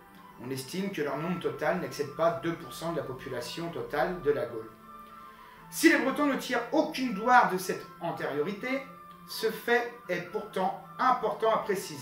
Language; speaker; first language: French; native; French